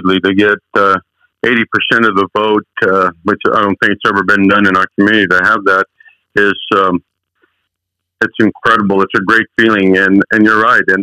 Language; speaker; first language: English; early bilingual, other home language; Spanish